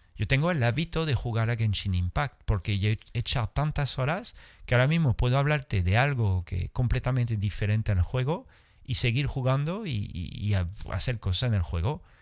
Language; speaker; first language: Spanish; non-native, fluent; French